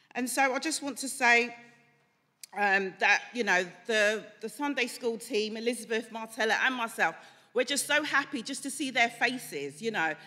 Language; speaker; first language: English; native; English